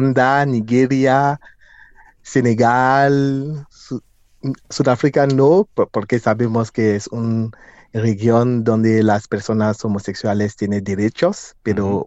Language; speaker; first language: Spanish; non-native, fluent; English